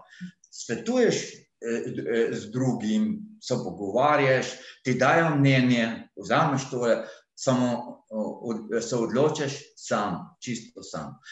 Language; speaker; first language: Slovenian; non-native, fluent; Arabic